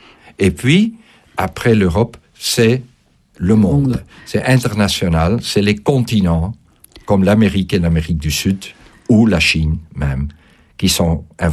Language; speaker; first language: French; non-native, fluent; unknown